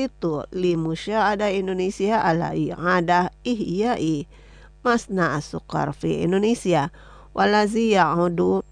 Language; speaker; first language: Arabic; non-native, fluent; Indonesian